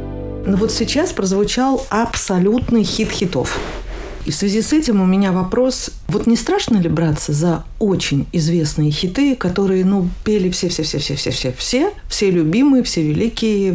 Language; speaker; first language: Russian; native; Russian